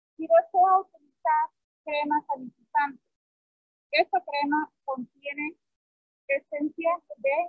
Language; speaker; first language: Spanish; native; Spanish